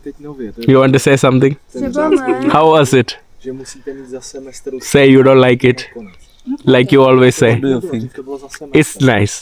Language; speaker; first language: English; non-native, local second language; Malayalam